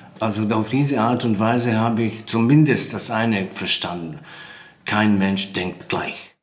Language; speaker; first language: German; non-native, fluent; Bosnian